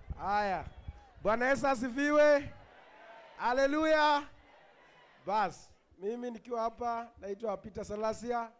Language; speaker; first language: Swahili; non-native, local second language; Luyia